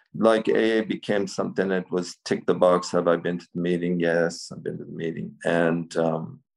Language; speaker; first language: English; native; English